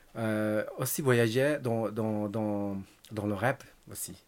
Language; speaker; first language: French; non-native, learner; Tibetan